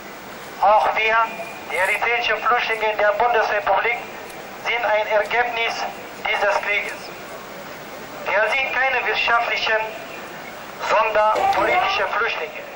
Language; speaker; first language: German; non-native, fluent; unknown